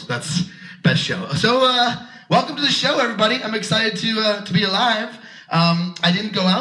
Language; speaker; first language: English; native; English